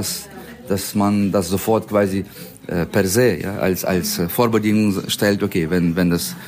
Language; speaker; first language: German; non-native, fluent; Ukrainian